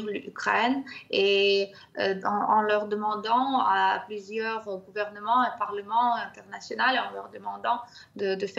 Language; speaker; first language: French; non-native, fluent; Ukrainian